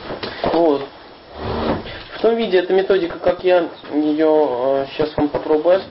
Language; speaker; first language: Russian; native; Russian